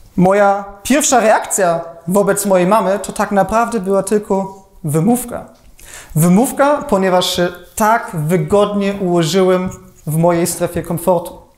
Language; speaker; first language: Polish; non-native, fluent; German